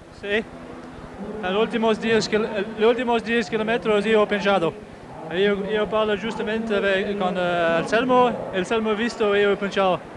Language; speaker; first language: Spanish; non-native, learner; English